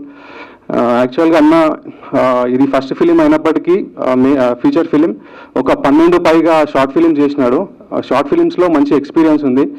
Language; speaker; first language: Telugu; native; Telugu